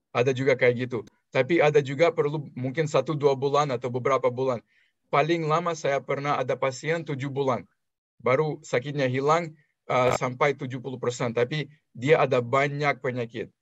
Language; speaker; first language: Indonesian; non-native, fluent; Russian